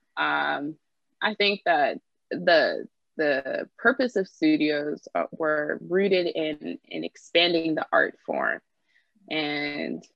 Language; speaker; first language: English; native; English